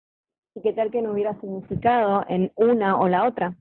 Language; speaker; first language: Spanish; native; Spanish